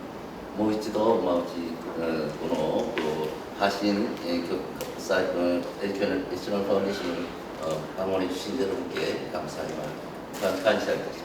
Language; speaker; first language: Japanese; non-native, fluent; Korean